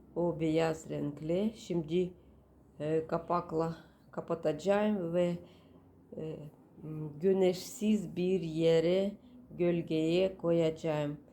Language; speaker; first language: Turkish; non-native, learner; Russian